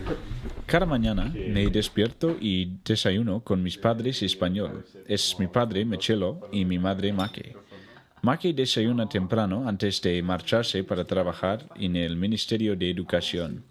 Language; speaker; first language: Spanish; non-native, learner; English